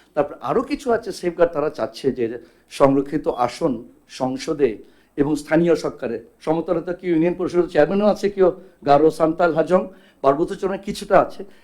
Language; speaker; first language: Bangla; non-native, local second language; Chakma